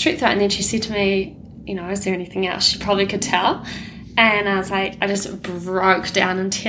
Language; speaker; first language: English; native; English